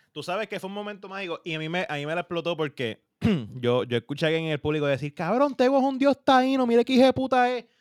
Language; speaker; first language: Spanish; native; Spanish